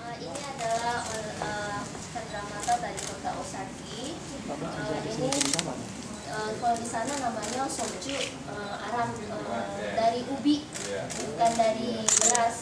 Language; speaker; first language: Indonesian; non-native, fluent; Japanese